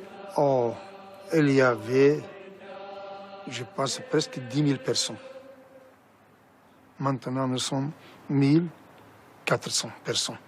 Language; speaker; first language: French; non-native, fluent; Assyrian Neo-Aramaic